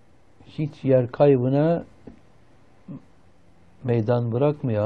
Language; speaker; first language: Turkish; native; Turkish